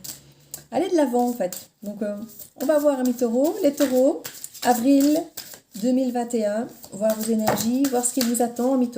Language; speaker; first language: French; native; French